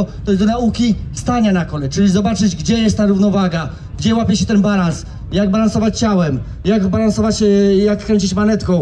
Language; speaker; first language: Polish; native; Polish